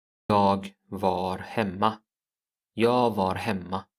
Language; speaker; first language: Swedish; non-native, fluent; English